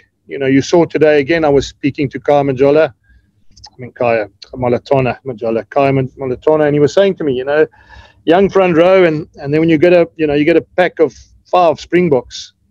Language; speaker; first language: English; native; English